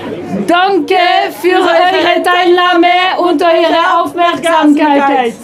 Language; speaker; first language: German; non-native, local second language; French